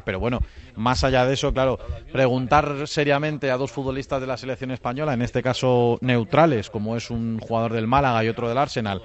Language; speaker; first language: Spanish; native; Spanish